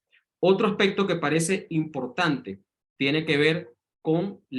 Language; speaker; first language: Spanish; native; Spanish